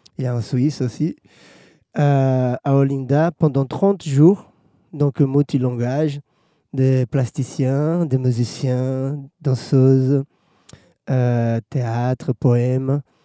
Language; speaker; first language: French; non-native, fluent; Portuguese